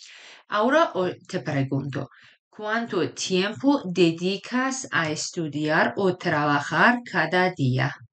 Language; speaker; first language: Spanish; non-native, fluent; Persian